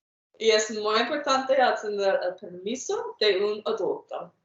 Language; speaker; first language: Spanish; non-native, fluent; English